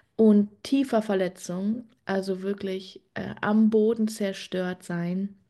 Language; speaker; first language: German; native; German